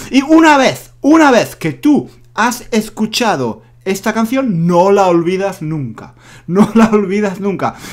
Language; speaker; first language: Spanish; native; Spanish